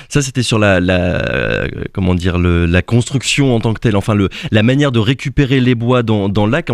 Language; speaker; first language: French; native; French